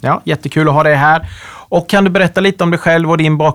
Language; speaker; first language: Swedish; native; Swedish